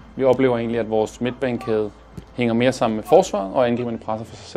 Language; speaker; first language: Danish; native; Danish